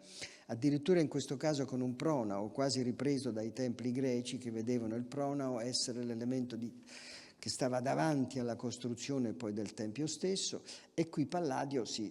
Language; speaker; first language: Italian; native; Italian